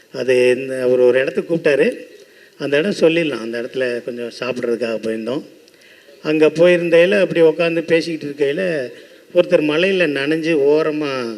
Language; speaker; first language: Tamil; native; Tamil